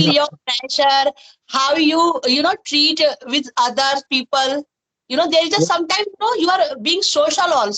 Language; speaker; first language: English; non-native, fluent; Hindi